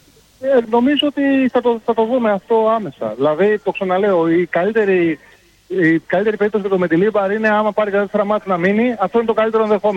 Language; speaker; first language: Greek; native; Greek